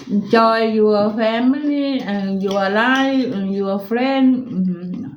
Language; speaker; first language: English; non-native, learner; Thai